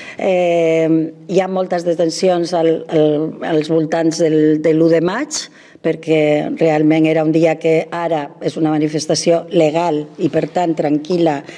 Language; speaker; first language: Catalan; non-native, local second language; Spanish